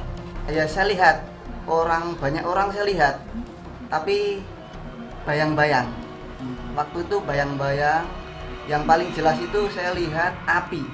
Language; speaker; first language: Indonesian; non-native, local second language; Javanese